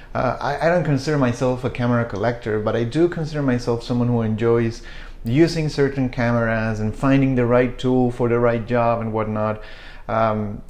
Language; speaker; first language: English; non-native, fluent; Spanish